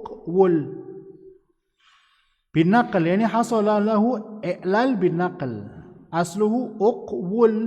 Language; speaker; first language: Arabic; non-native, fluent; Indonesian